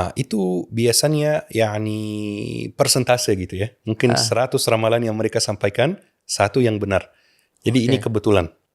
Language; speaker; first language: Indonesian; non-native, fluent; Arabic